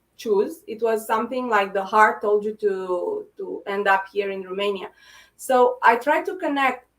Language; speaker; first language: English; non-native, fluent; Romanian